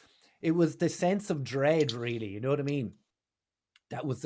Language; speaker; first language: English; native; English